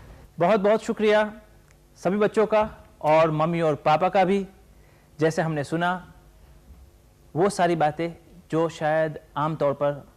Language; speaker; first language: Hindi; native; Hindi